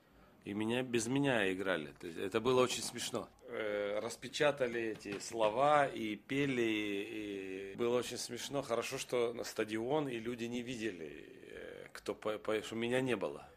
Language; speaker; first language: Russian; non-native, local second language; Romanian